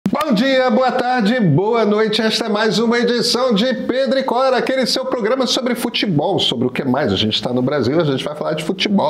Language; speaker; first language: Portuguese; native; Portuguese